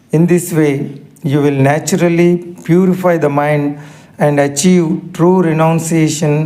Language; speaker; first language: English; non-native, local second language; Telugu